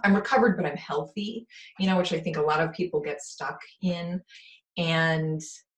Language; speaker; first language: English; native; English